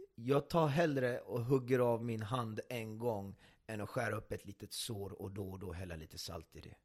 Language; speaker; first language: Swedish; native; Swedish